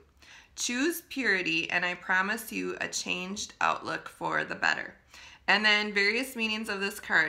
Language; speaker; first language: English; native; English